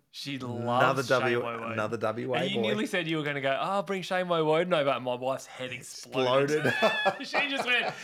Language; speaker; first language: English; native; English